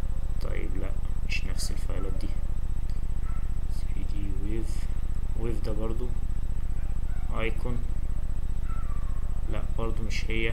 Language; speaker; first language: Arabic; native; Arabic